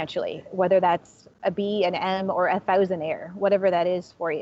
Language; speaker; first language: English; native; English